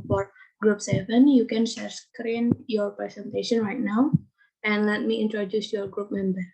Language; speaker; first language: English; non-native, learner; Indonesian